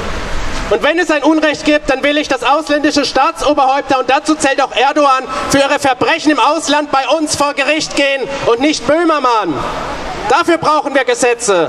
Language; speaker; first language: German; native; German